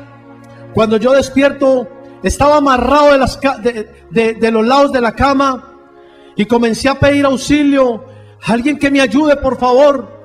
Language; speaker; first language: Spanish; native; Spanish